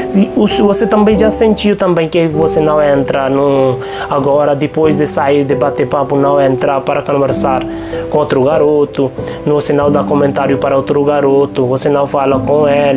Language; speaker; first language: Portuguese; non-native, local second language; Hindi